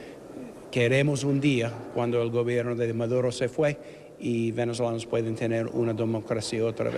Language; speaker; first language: Spanish; non-native, fluent; English